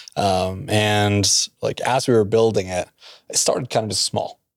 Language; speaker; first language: English; non-native, fluent; Norwegian